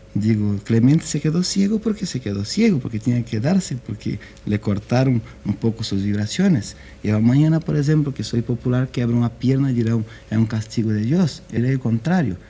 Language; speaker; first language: Spanish; non-native, learner; Portuguese